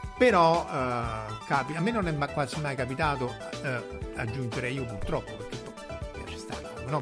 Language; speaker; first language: Italian; native; Italian